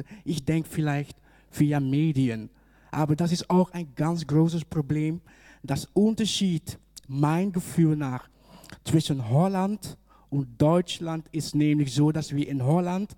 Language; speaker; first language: German; non-native, fluent; Dutch